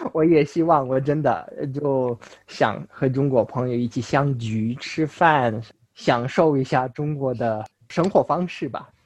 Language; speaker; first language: Chinese; non-native, fluent; Russian